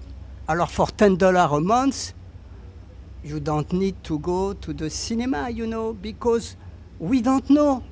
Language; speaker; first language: English; non-native, learner; French